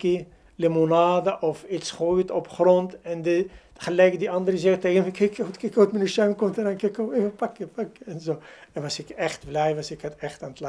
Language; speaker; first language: Dutch; non-native, learner; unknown